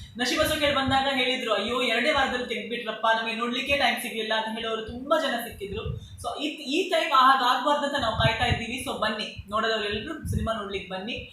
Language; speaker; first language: Kannada; non-native, local second language; Konkani